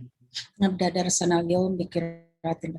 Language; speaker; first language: Arabic; non-native, fluent; Indonesian